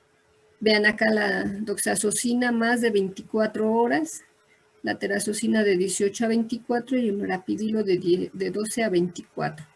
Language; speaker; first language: Spanish; native; Spanish